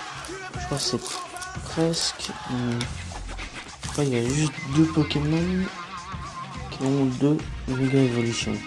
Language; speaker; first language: French; native; French